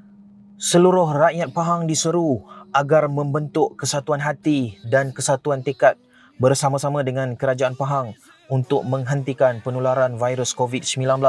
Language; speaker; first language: Malay; native; Malay